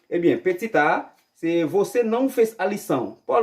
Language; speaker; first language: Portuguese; non-native, fluent; Haitian Creole